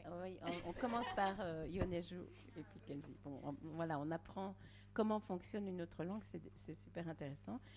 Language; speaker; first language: French; native; French